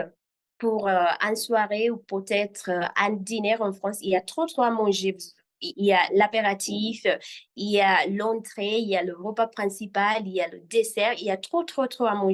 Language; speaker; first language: French; non-native, fluent; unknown